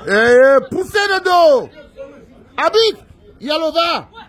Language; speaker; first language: French; native; French